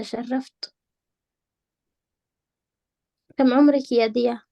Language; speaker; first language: Arabic; non-native, learner; Somali